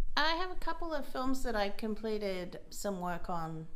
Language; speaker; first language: English; native; English